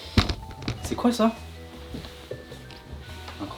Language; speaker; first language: French; native; French